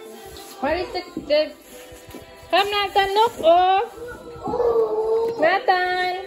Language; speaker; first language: Dutch; non-native, learner; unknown